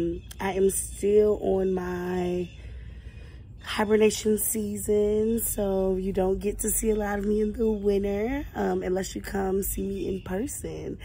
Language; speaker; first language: English; native; English